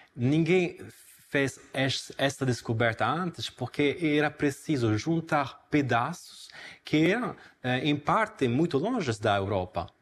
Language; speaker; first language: Portuguese; non-native, fluent; Italian